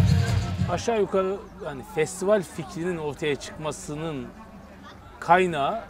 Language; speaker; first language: Turkish; native; Turkish